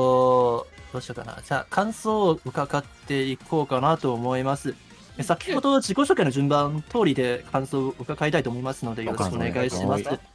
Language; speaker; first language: Japanese; non-native, fluent; Chinese